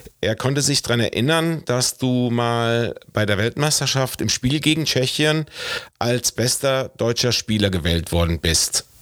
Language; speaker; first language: German; native; German